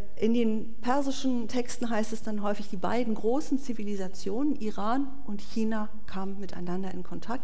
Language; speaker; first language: German; native; German